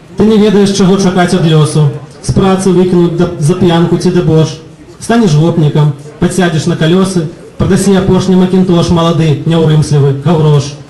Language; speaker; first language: Belarusian; native; Belarusian